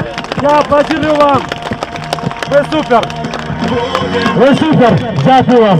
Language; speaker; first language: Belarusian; non-native, local second language; Russian